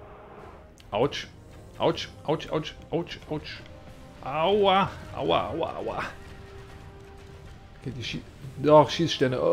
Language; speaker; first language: German; native; German